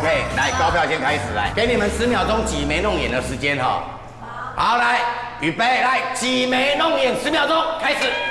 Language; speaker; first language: Chinese; native; Chinese